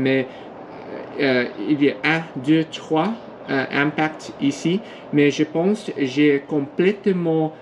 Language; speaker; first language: French; non-native, learner; English